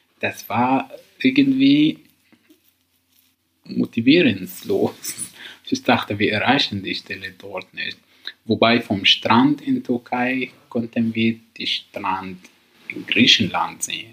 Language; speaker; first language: German; non-native, learner; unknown